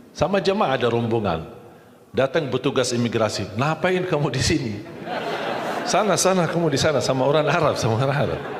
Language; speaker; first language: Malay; non-native, fluent; Arabic